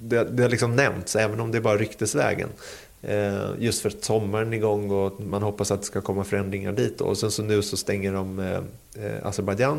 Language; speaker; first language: Swedish; native; Swedish